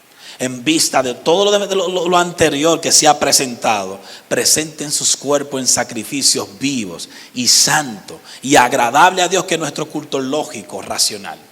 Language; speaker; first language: Spanish; native; Spanish